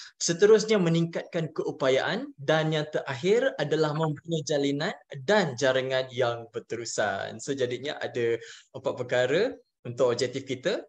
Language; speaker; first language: Malay; native; Malay